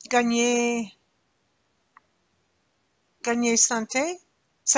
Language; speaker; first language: French; non-native, learner; English